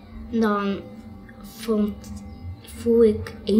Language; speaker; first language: Dutch; early bilingual, other home language; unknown